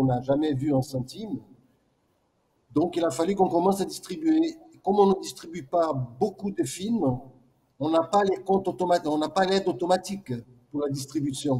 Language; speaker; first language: French; non-native, fluent; Portuguese